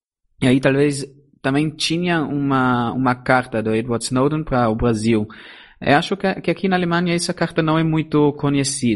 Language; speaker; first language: Portuguese; non-native, fluent; German